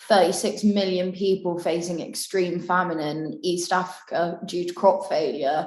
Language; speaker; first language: English; native; English